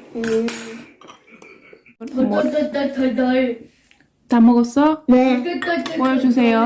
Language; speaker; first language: Korean; non-native, fluent; Spanish